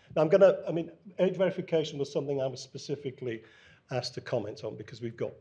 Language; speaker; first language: English; native; English